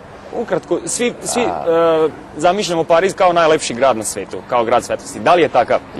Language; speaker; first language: Serbian; native; Serbian